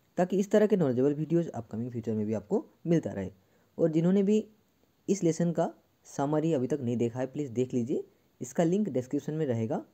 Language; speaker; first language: Hindi; non-native, local second language; Assamese